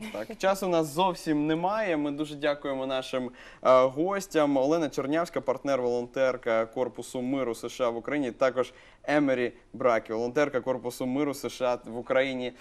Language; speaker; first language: Ukrainian; native; Ukrainian